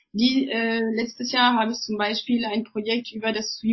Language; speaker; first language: German; non-native, fluent; French